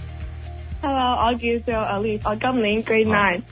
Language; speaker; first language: Cantonese; early bilingual, heritage; Cantonese